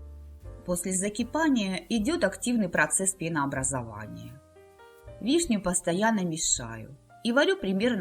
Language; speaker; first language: Russian; native; Russian